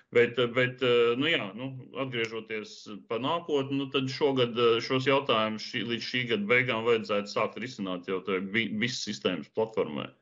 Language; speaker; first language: Latvian; non-native, local second language; Russian